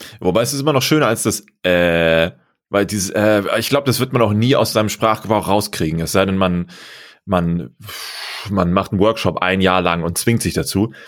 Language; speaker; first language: German; native; German